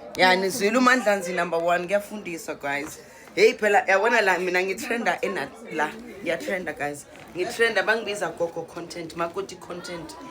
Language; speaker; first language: Zulu; non-native, local second language; Northern Sotho